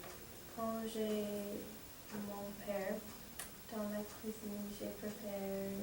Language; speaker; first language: French; non-native, learner; English